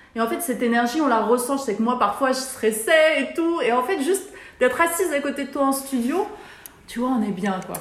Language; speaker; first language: French; native; French